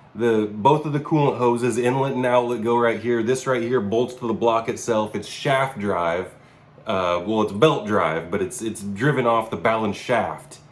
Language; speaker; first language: English; native; English